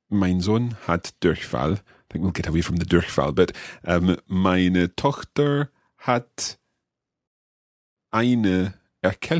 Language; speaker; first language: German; non-native, learner; English